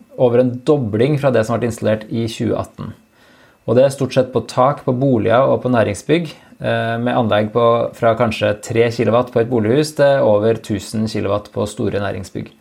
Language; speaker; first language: Norwegian; native; Norwegian